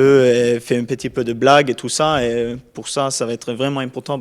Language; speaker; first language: French; non-native, learner; Norwegian